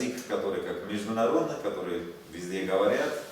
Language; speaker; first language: Russian; non-native, learner; Spanish